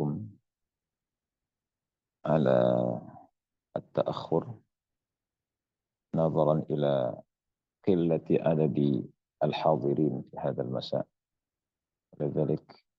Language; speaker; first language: Arabic; non-native, fluent; Indonesian